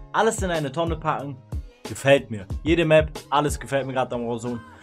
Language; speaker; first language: German; native; German